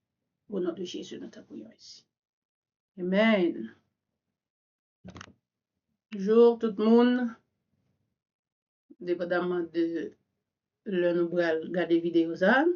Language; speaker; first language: French; non-native, learner; Haitian Creole